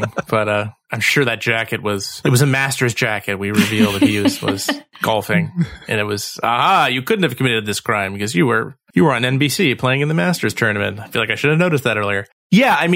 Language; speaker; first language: English; native; English